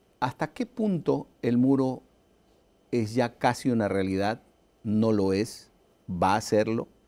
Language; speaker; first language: Spanish; native; Spanish